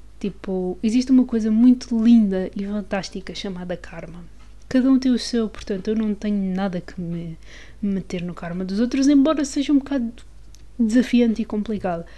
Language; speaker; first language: Portuguese; native; Portuguese